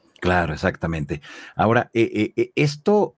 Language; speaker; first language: Spanish; native; Spanish